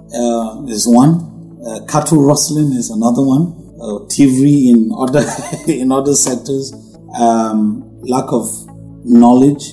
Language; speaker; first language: English; non-native, local second language; Hausa